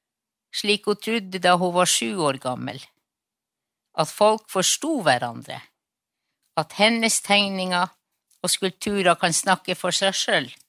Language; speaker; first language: Norwegian; non-native, local second language; Northern Sami